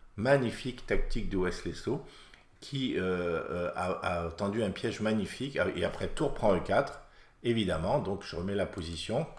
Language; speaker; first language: French; native; French